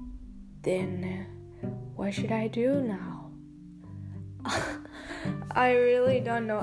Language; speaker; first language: English; non-native, learner; Japanese